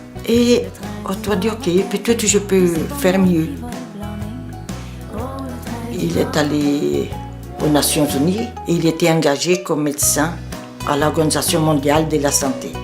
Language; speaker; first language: French; non-native, fluent; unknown